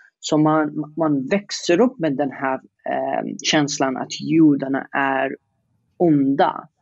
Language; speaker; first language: Swedish; non-native, fluent; Arabic